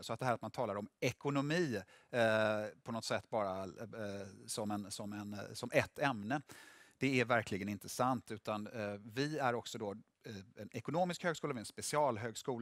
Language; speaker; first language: Swedish; native; Swedish